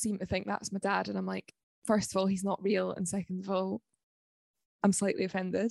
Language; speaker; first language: English; native; English